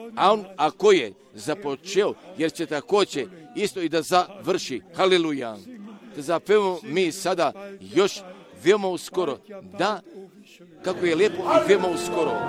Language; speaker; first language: Croatian; non-native, fluent; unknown